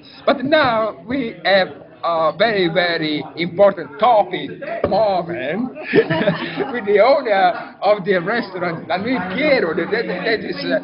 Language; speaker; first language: English; non-native, learner; Italian